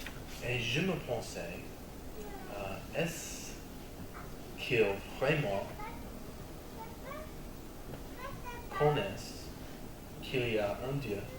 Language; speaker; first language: French; non-native, learner; English